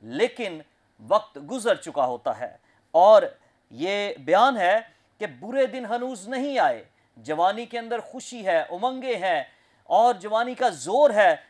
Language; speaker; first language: Urdu; non-native, local second language; Punjabi